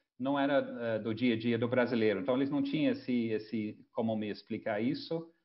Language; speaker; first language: Portuguese; non-native, fluent; English